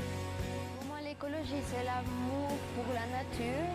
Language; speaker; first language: French; non-native, fluent; Spanish